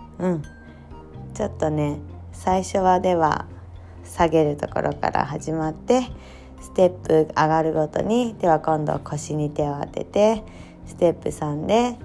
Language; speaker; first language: Japanese; native; Japanese